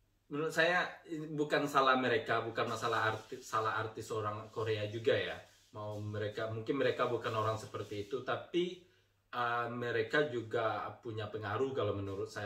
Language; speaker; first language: Indonesian; native; Indonesian